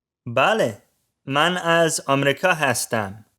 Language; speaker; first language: Persian; non-native, learner; English